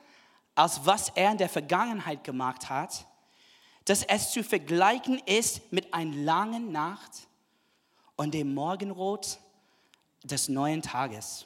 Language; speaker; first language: German; non-native, fluent; English